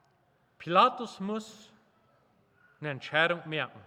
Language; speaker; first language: German; non-native, local second language; Plautdietsch